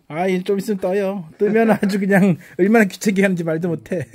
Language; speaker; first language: Korean; native; Korean